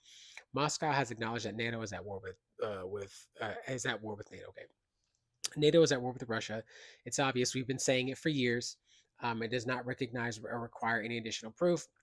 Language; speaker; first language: English; native; English